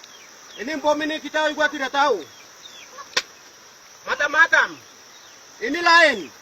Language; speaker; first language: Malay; non-native, local second language; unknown